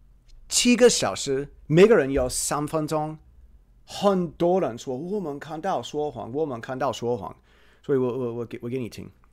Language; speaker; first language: Chinese; non-native, fluent; English